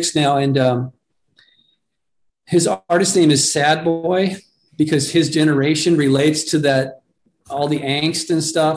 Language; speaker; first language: English; native; English